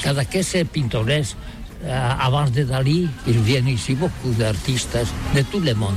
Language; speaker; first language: French; non-native, learner; Catalan